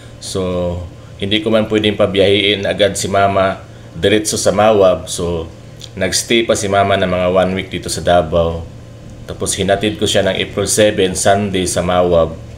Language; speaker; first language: Filipino; non-native, local second language; Cebuano